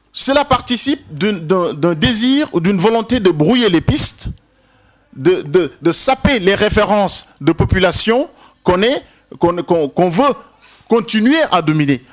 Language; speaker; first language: French; non-native, local second language; Wolof